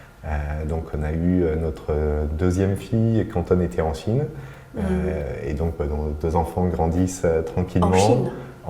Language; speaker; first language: French; native; French